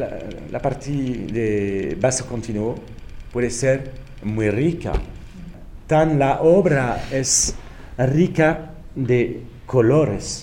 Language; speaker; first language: Spanish; non-native, fluent; French